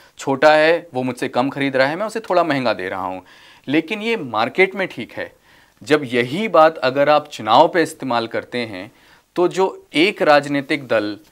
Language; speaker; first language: Hindi; native; Hindi